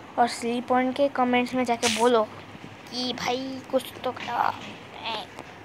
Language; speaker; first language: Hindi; non-native, local second language; Bangla